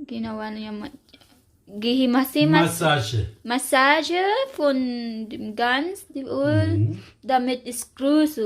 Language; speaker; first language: German; non-native, learner; Filipino